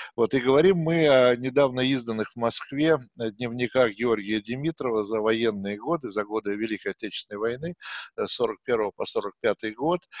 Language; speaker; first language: Russian; native; Russian